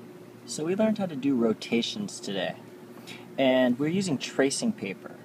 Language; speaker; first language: English; native; English